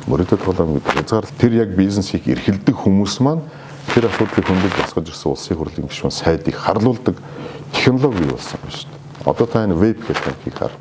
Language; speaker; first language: Mongolian; non-native, local second language; Kazakh